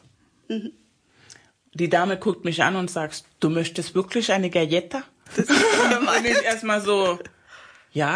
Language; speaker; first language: German; non-native, fluent; Spanish